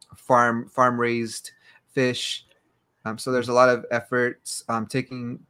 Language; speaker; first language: English; native; English